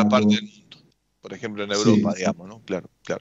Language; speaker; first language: Spanish; native; Spanish